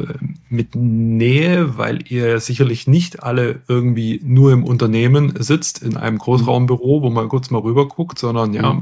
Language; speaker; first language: German; native; German